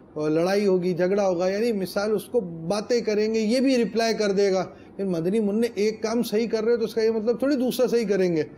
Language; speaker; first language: Urdu; native; Urdu